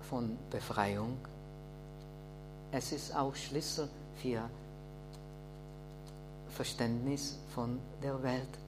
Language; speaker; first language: German; non-native, fluent; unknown